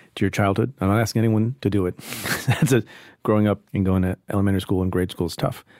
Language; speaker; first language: English; early bilingual, other home language; Hindi